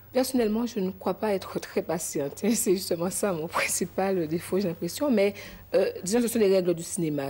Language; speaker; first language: French; native; French